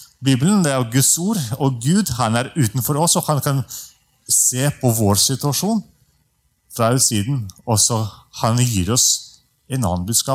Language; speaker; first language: Norwegian; non-native, fluent; Russian